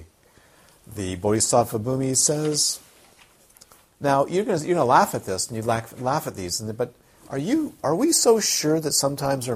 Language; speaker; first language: English; native; English